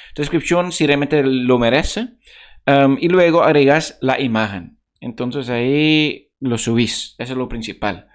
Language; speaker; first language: Spanish; non-native, fluent; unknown